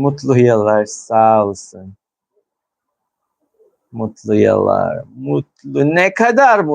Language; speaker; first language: Turkish; non-native, learner; Filipino